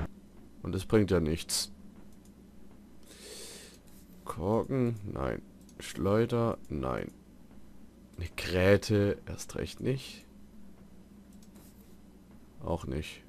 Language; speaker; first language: German; native; German